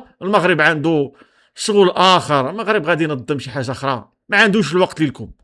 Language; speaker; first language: Arabic; native; Arabic